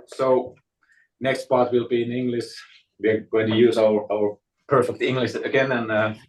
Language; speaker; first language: English; non-native, fluent; Finnish